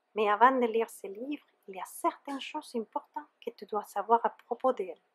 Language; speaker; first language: French; non-native, fluent; Spanish